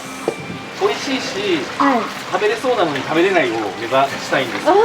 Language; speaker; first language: Japanese; native; Japanese